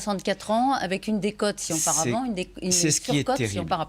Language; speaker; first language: French; native; French